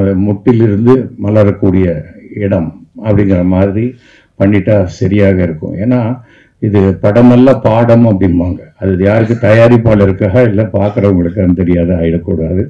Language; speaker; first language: Tamil; native; Tamil